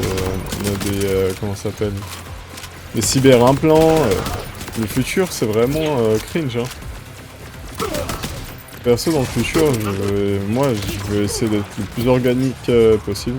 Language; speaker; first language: French; native; French